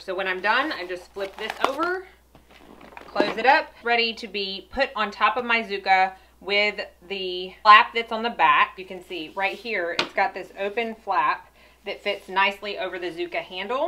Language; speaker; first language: English; native; English